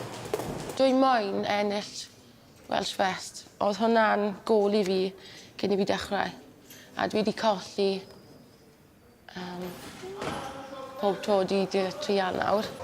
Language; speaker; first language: Welsh; non-native, local second language; English